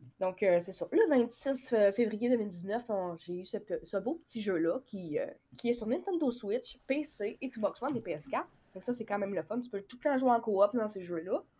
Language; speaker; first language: French; native; French